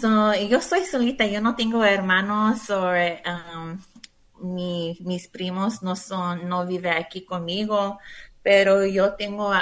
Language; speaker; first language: Spanish; non-native, learner; English